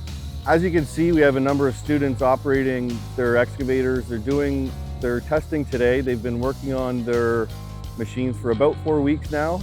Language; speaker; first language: English; native; English